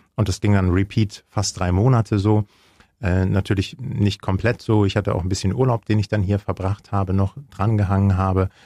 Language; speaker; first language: German; native; German